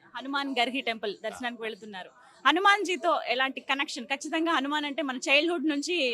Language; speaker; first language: Telugu; native; Telugu